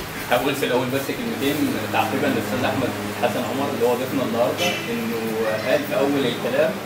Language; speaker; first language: Arabic; native; Arabic